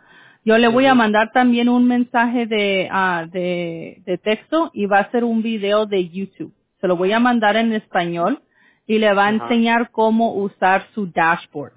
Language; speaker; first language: Spanish; early bilingual, heritage; Spanish